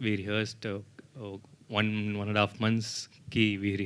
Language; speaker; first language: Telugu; non-native, learner; Tamil